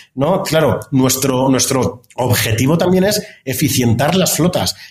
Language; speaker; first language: Spanish; native; Spanish